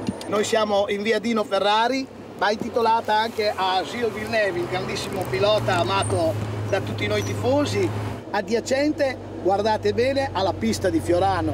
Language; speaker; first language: Italian; native; Italian